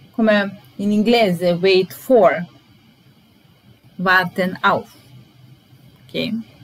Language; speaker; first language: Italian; non-native, fluent; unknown